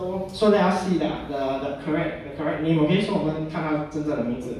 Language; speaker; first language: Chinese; non-native, local second language; English